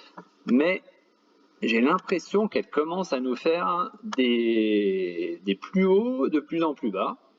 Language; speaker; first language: French; native; French